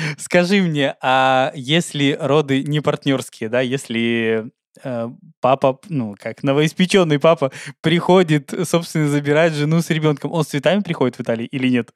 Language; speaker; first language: Russian; native; Russian